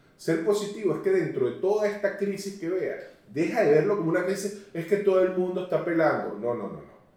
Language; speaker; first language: Spanish; native; Spanish